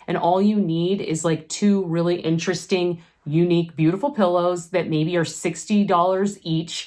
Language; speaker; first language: English; native; English